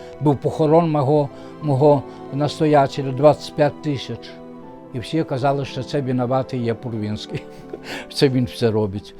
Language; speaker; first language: Ukrainian; non-native, fluent; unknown